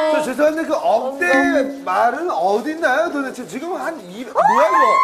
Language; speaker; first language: Korean; native; Korean